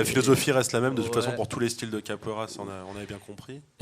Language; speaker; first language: French; native; French